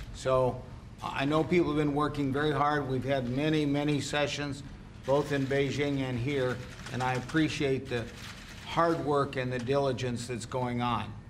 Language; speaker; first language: English; native; English